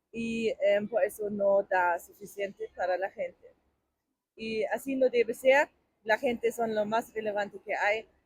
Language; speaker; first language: Spanish; non-native, fluent; German